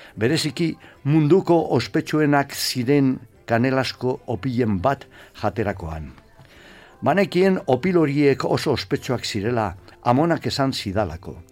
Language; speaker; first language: Basque; non-native, local second language; Spanish